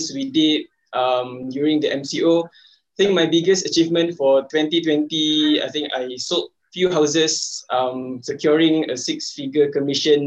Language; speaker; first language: English; non-native, local second language; Malay